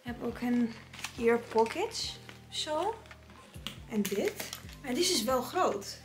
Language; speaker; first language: Dutch; non-native, learner; Italian